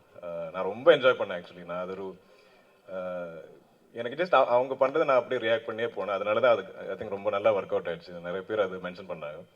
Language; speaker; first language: Tamil; non-native, local second language; Malayalam